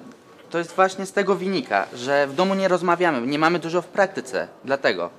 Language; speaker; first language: Polish; early bilingual, other home language; Turkish